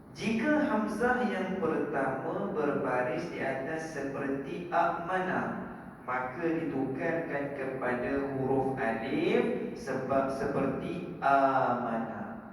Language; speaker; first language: Malay; native; Malay